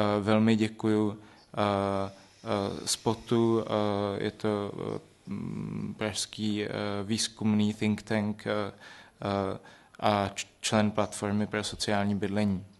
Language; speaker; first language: Czech; native; Czech